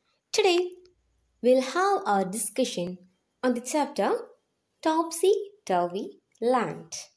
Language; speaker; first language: English; non-native, local second language; Malayalam